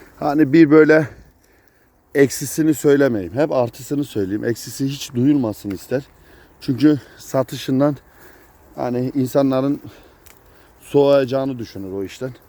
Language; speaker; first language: Turkish; native; Turkish